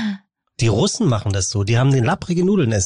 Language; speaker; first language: German; native; German